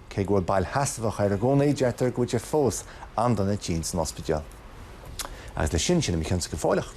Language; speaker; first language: Irish; native; Irish